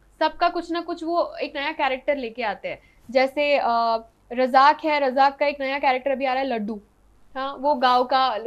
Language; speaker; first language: Hindi; non-native, local second language; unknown